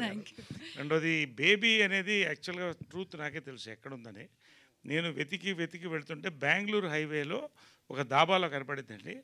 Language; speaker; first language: Telugu; native; Telugu